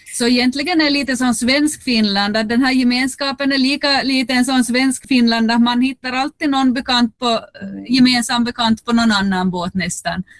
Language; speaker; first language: Swedish; native; Swedish